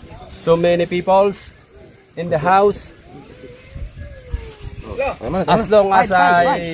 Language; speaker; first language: English; non-native, learner; Filipino